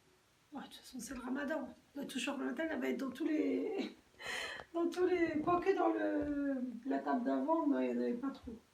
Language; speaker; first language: French; native; French